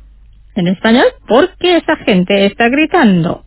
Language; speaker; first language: Spanish; non-native, fluent; Indonesian